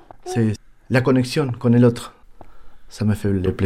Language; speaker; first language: French; non-native, learner; Spanish